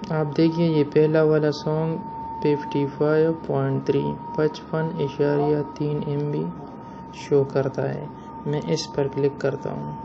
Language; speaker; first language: Urdu; non-native, local second language; Punjabi